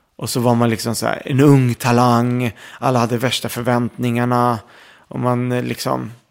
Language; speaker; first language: Swedish; early bilingual, other home language; Arabic